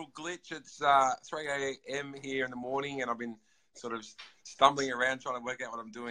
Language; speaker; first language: English; native; English